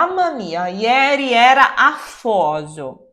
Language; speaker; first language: Italian; non-native, fluent; Portuguese